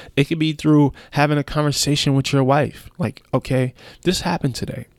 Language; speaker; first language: English; native; English